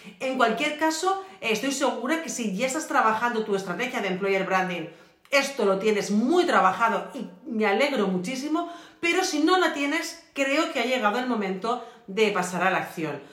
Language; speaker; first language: Spanish; native; Spanish